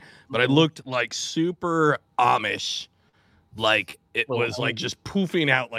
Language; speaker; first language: English; native; English